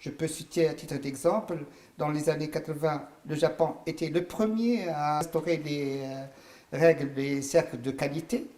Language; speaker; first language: French; non-native, local second language; Arabic